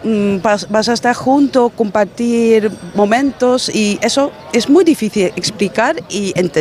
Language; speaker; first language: Spanish; non-native, fluent; Dutch